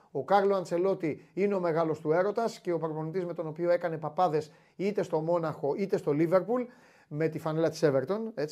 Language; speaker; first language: Greek; native; Greek